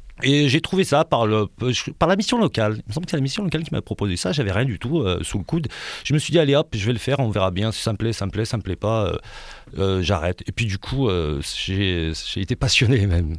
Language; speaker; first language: French; early bilingual, other home language; Arabic